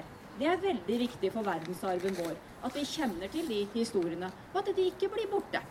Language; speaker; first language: Norwegian; native; Norwegian